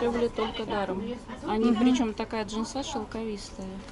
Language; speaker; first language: Russian; native; Russian